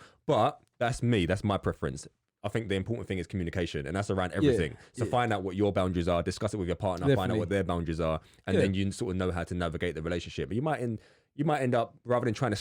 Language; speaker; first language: English; native; English